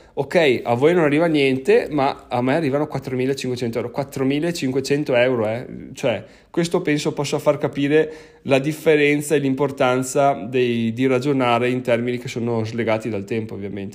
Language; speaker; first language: Italian; native; Italian